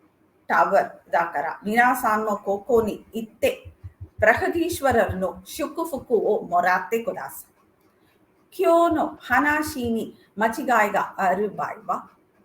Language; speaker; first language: Japanese; non-native, learner; Tamil